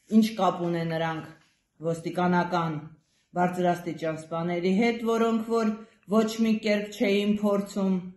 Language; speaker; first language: Armenian; native; Armenian